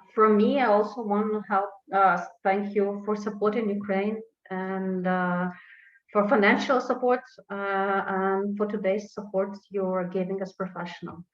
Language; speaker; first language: English; non-native, fluent; Ukrainian